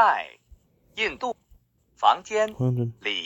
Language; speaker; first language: Chinese; non-native, learner; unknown